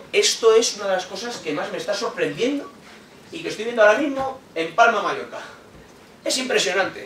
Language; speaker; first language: Spanish; native; Spanish